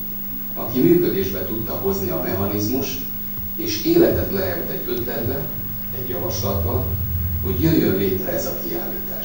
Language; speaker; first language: Hungarian; native; Hungarian